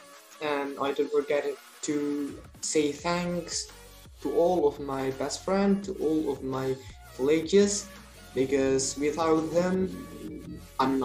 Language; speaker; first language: English; non-native, learner; Indonesian